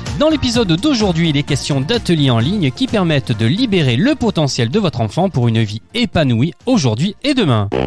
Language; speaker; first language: French; native; French